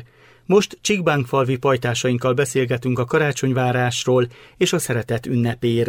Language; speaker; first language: Hungarian; native; Hungarian